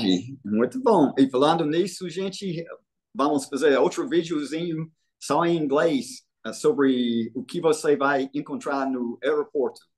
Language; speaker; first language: Portuguese; non-native, fluent; English